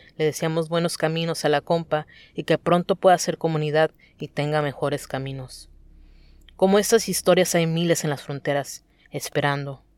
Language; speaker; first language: Spanish; native; Spanish